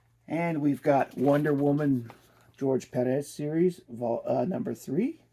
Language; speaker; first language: English; native; English